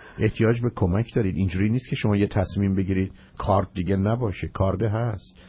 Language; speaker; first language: Persian; native; Persian